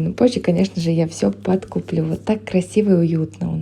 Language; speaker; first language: Russian; native; Russian